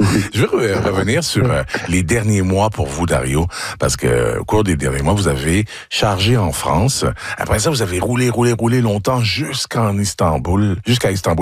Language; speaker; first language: French; native; French